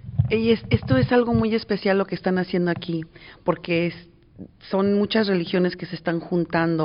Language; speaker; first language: Spanish; native; Spanish